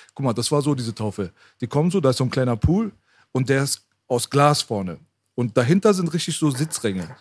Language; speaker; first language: German; early bilingual, other home language; Persian